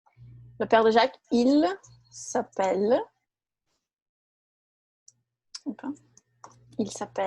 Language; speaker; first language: French; non-native, fluent; Portuguese